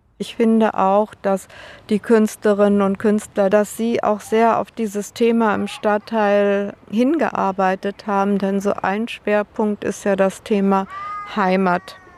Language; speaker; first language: German; native; German